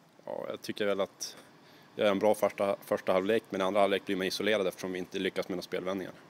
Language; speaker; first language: Swedish; native; Swedish